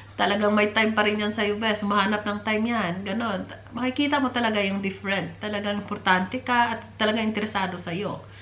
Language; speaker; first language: Filipino; non-native, local second language; Cebuano